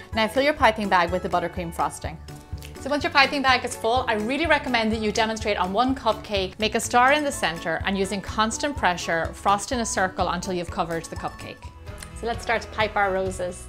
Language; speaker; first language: English; native; English